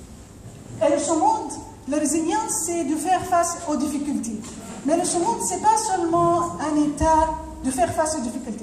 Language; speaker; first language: French; non-native, fluent; Arabic